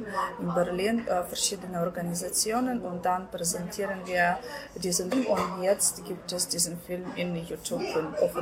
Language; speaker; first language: German; non-native, learner; Ukrainian